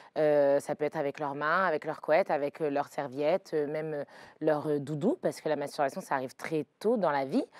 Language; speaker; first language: French; native; French